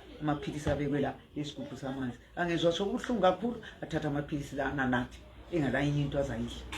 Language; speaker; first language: Zulu; native; Zulu